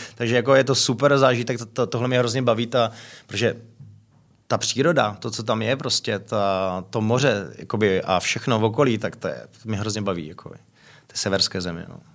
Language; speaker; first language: Czech; native; Czech